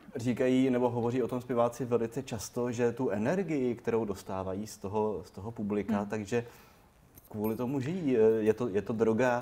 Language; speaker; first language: Czech; native; Czech